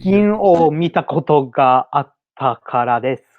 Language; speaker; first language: Japanese; non-native, learner; English